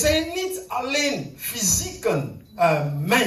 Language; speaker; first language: Dutch; non-native, fluent; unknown